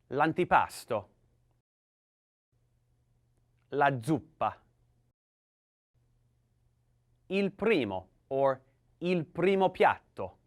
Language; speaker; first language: Italian; non-native, learner; English